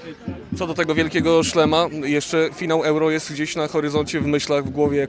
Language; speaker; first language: Polish; native; Polish